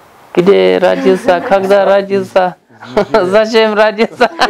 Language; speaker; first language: Russian; non-native, local second language; Kyrgyz